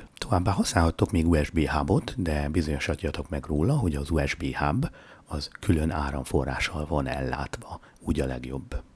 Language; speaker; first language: Hungarian; native; Hungarian